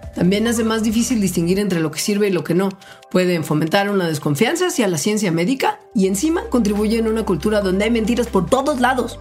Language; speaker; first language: Spanish; native; Spanish